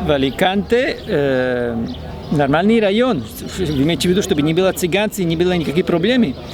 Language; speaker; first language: Russian; non-native, fluent; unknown